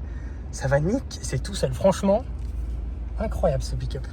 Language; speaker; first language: French; native; French